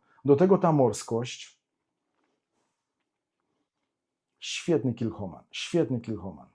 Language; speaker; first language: Polish; native; Polish